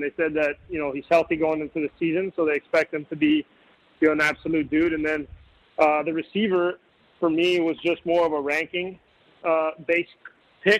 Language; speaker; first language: English; native; English